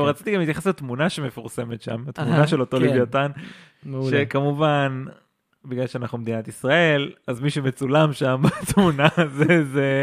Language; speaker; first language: Hebrew; native; Hebrew